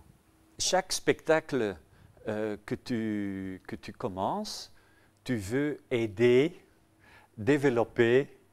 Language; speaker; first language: French; non-native, local second language; Dutch